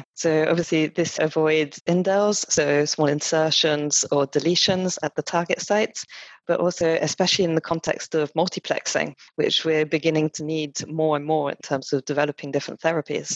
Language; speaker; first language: English; non-native, fluent; French